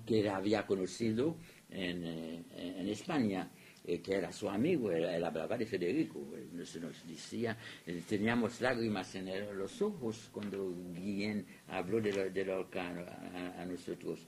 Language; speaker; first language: Spanish; non-native, fluent; French